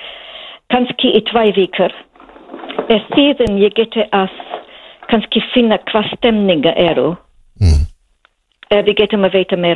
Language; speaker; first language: Icelandic; non-native, learner; English